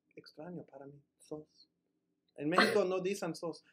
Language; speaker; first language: Spanish; non-native, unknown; English